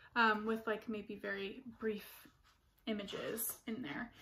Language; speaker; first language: English; native; English